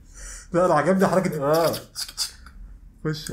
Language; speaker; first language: Arabic; native; Arabic